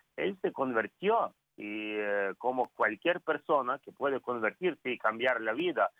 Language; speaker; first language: Spanish; non-native, fluent; Ukrainian